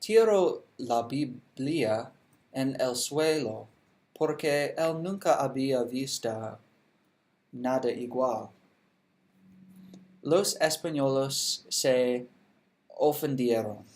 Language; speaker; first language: Spanish; non-native, learner; English